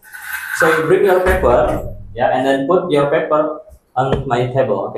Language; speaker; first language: English; non-native, fluent; Indonesian